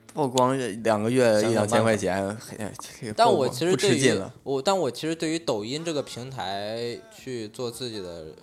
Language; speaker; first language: Chinese; native; Chinese